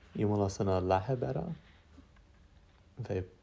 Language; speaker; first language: Estonian; non-native, learner; English